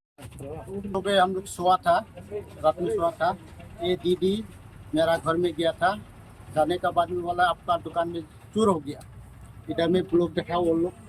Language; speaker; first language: Hindi; non-native, local second language; Khasi